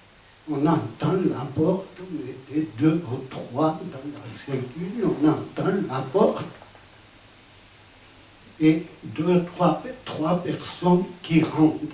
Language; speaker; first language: French; non-native, fluent; Spanish